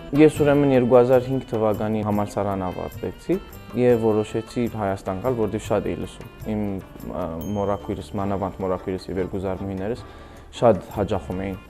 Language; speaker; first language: Armenian; early bilingual, heritage; Armenian